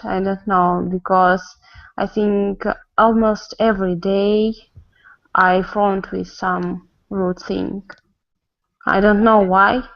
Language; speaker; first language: English; non-native, learner; Russian